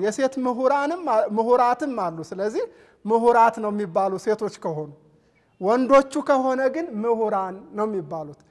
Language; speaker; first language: Amharic; native; Amharic